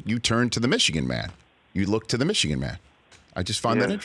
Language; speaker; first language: English; native; English